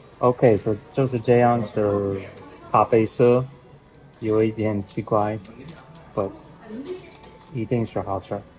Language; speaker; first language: Chinese; non-native, learner; English